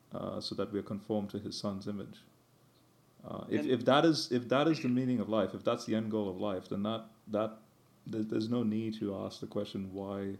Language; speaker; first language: English; early bilingual, heritage; English